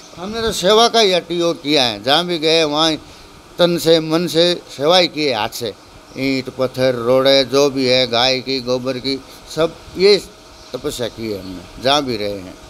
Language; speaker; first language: Hindi; native; Hindi